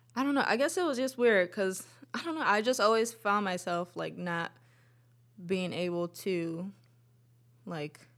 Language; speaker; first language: English; early bilingual, other home language; Spanish